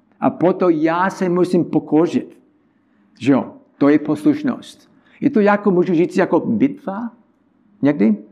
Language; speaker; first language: Czech; non-native, learner; English